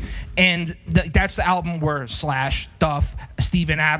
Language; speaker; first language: English; native; English